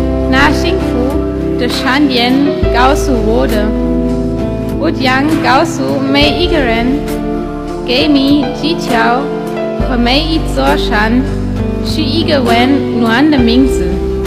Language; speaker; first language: Chinese; non-native, learner; German